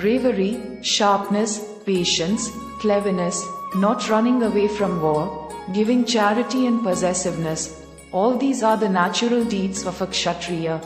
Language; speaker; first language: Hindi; native; Hindi